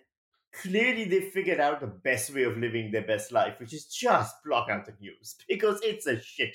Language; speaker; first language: English; non-native, local second language; Urdu